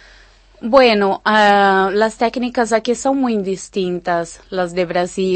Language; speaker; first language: Spanish; non-native, fluent; Portuguese